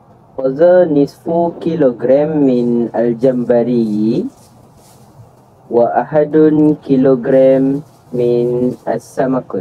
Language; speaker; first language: Arabic; non-native, learner; Malay